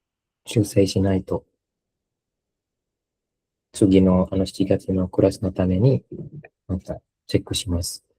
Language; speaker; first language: Japanese; non-native, fluent; Indonesian